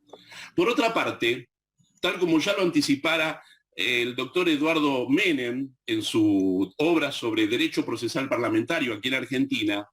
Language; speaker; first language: Spanish; native; Spanish